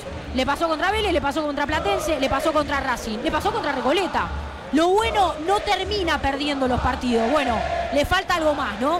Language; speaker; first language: Spanish; native; Spanish